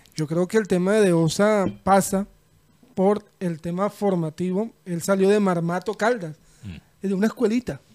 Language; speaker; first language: Spanish; native; Spanish